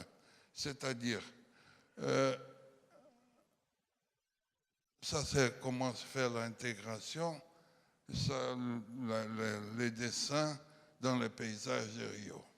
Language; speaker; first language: French; non-native, fluent; Portuguese